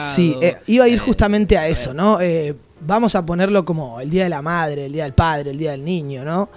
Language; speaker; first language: Spanish; native; Spanish